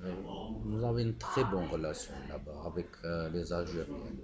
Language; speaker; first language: French; non-native, fluent; Armenian